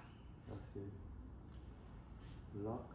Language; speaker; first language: Spanish; non-native, learner; English